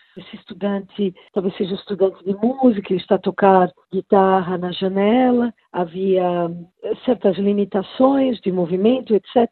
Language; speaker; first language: Portuguese; native; Portuguese